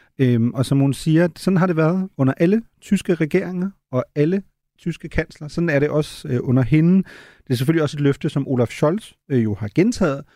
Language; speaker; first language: Danish; native; Danish